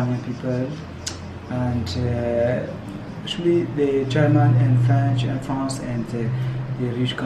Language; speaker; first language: English; non-native, learner; Persian